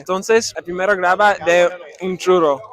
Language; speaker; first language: Spanish; non-native, learner; English